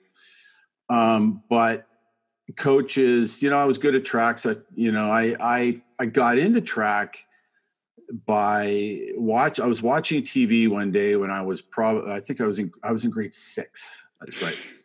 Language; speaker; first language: English; native; English